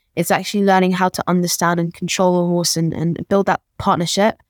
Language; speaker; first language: English; native; English